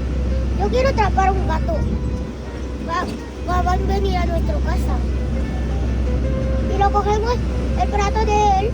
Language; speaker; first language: Spanish; early bilingual, other home language; Filipino